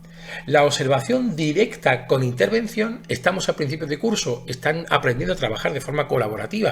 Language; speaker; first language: Spanish; native; Spanish